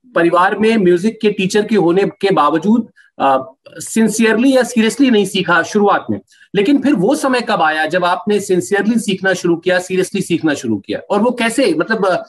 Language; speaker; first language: Hindi; native; Hindi